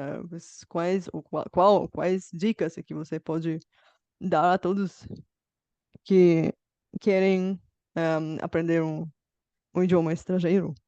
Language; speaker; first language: Portuguese; non-native, fluent; Bulgarian